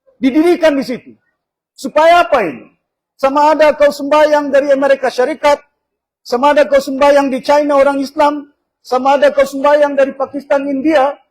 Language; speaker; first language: Malay; non-native, local second language; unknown